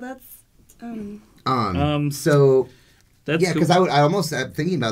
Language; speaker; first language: English; native; English